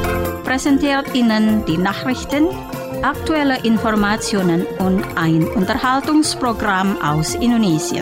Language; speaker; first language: German; non-native, fluent; Indonesian